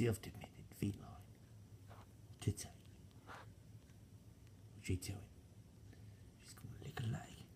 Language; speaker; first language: English; native; English